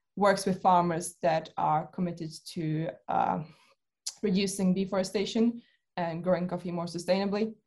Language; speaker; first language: English; non-native, fluent; Czech